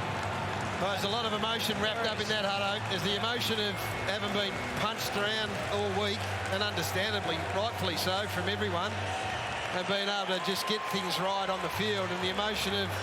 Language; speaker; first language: English; native; English